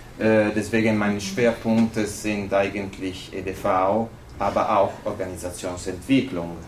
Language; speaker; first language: German; non-native, fluent; Italian